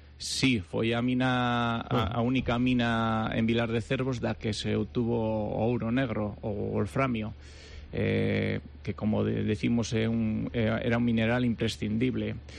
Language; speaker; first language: Galician; early bilingual, heritage; Galician